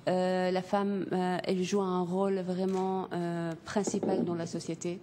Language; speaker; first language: French; non-native, fluent; Kurdish